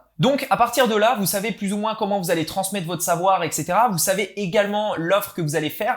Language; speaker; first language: French; native; French